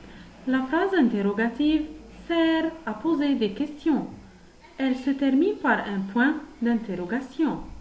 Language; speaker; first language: French; non-native, fluent; Arabic